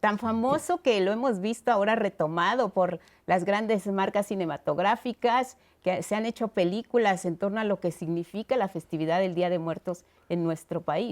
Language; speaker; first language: Spanish; native; Spanish